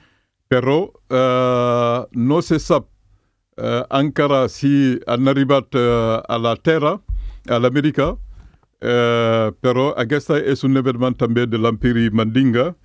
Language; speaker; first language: Catalan; non-native, fluent; Mandingo